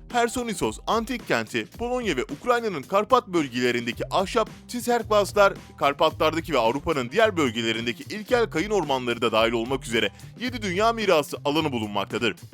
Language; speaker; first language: Turkish; native; Turkish